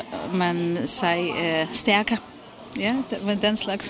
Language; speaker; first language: Danish; non-native, fluent; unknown